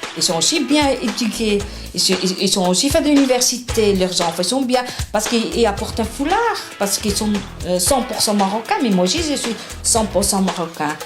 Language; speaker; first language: French; non-native, fluent; Arabic